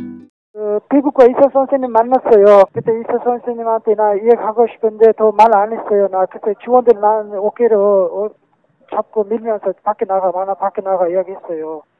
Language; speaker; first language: Korean; non-native, learner; Uzbek